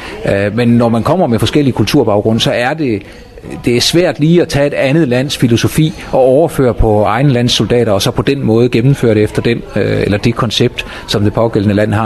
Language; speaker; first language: Danish; native; Danish